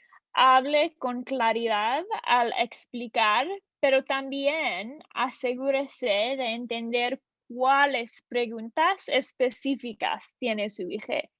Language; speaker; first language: Spanish; non-native, learner; English